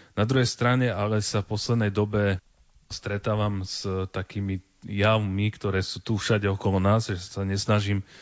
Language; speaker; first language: Slovak; native; Slovak